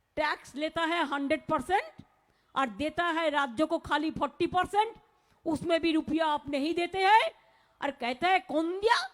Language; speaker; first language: Hindi; non-native, local second language; Bangla